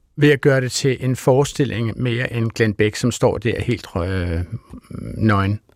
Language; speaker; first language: Danish; native; Danish